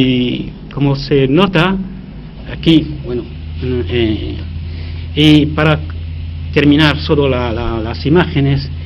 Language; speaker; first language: Spanish; non-native, fluent; Arabic